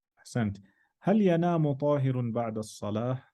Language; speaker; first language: Arabic; non-native, fluent; English